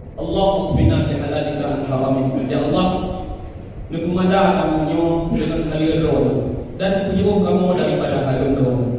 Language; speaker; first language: Malay; non-native, local second language; Achinese